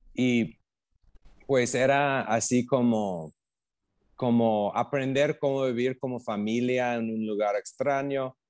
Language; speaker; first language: Spanish; non-native, fluent; English